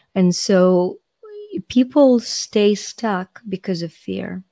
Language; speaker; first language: English; non-native, fluent; Ukrainian